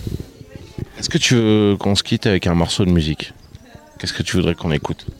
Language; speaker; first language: French; native; French